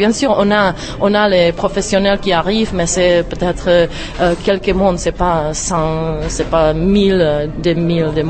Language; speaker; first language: French; non-native, fluent; Czech